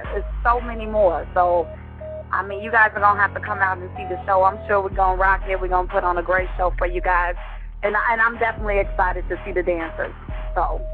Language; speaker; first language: English; native; English